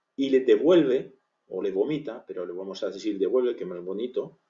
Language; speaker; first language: Spanish; early bilingual, other home language; French